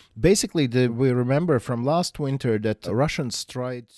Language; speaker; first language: English; non-native, fluent; Latvian